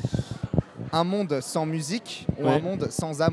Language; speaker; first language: French; native; French